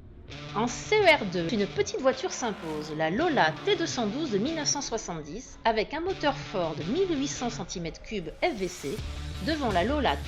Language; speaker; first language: French; native; French